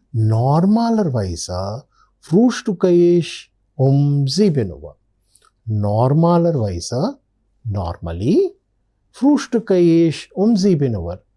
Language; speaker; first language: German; non-native, fluent; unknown